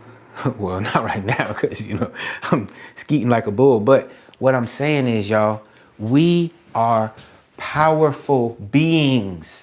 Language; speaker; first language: English; native; English